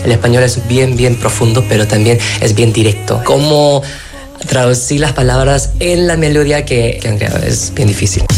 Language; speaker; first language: Spanish; non-native, fluent; Korean